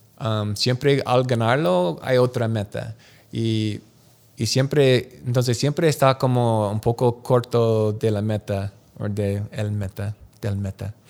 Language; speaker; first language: Spanish; non-native, learner; English